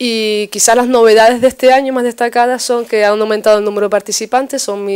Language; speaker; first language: Spanish; native; Spanish